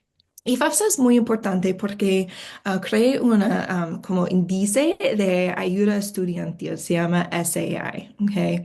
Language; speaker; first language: Spanish; non-native, fluent; English